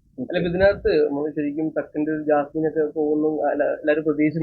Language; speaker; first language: Malayalam; native; Malayalam